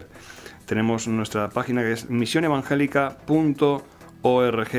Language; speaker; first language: Spanish; native; Spanish